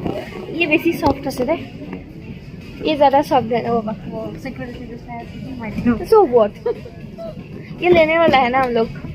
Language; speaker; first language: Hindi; non-native, local second language; Assamese